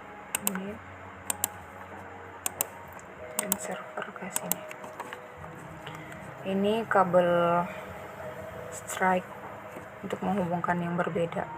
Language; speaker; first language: Indonesian; native; Indonesian